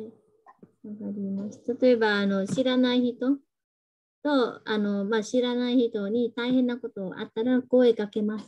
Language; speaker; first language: Japanese; non-native, fluent; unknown